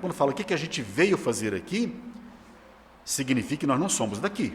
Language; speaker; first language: Portuguese; native; Portuguese